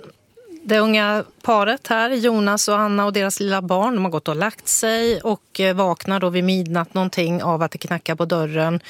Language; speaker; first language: Swedish; native; Swedish